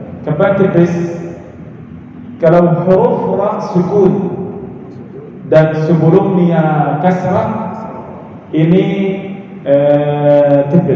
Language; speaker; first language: Indonesian; non-native, learner; Arabic